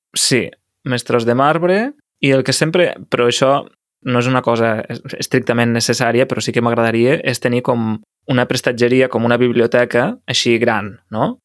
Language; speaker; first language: Catalan; native; Catalan